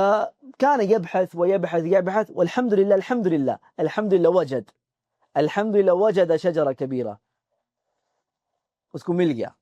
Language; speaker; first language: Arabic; non-native, fluent; Urdu